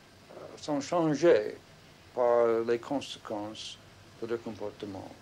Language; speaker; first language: French; non-native, fluent; English